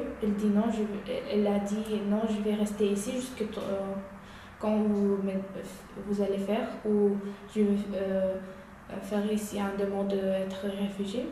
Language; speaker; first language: French; non-native, learner; Uyghur